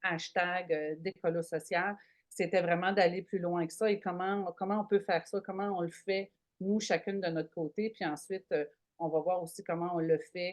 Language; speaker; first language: French; native; French